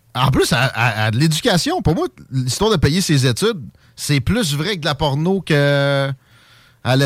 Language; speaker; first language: French; native; French